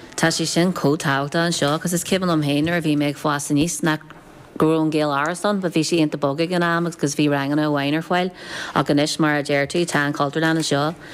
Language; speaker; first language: Irish; non-native, local second language; English